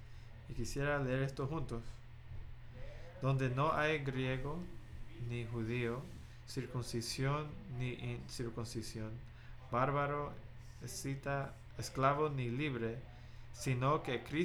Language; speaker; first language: Spanish; non-native, fluent; English